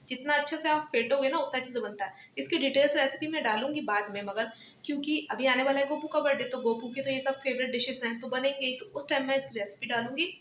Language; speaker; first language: Hindi; non-native, local second language; Bangla